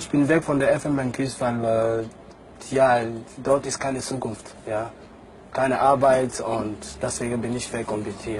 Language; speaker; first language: German; non-native, learner; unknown